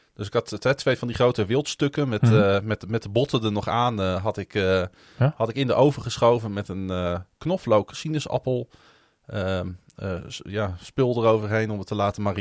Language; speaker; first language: Dutch; native; Dutch